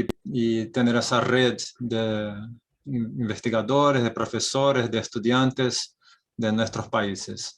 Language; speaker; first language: Spanish; non-native, fluent; Portuguese